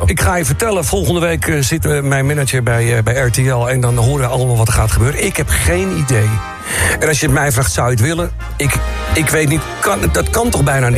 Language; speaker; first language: Dutch; native; Dutch